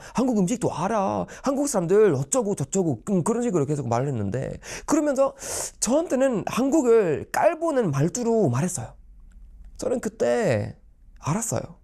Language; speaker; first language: Korean; non-native, fluent; Swedish